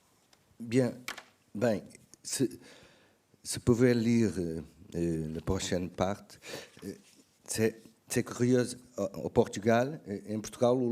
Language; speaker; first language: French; non-native, learner; Portuguese